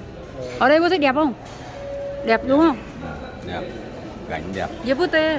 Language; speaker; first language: Korean; non-native, learner; Vietnamese